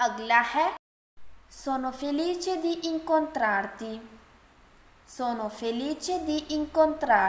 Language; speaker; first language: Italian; non-native, fluent; Urdu